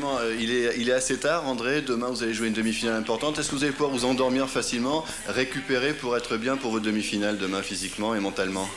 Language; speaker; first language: French; native; French